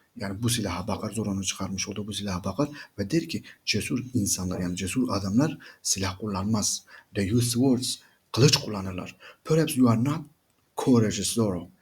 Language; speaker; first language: Turkish; native; Turkish